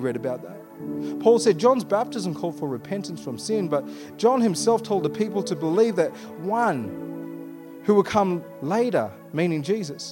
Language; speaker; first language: English; native; English